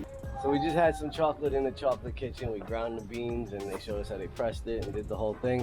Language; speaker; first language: English; native; English